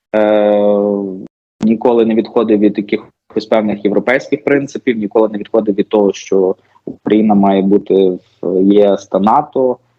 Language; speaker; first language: Ukrainian; native; Ukrainian